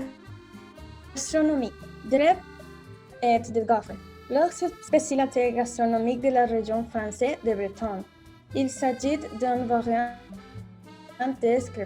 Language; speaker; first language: French; non-native, learner; Spanish